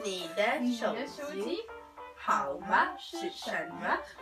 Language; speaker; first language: Chinese; non-native, learner; Norwegian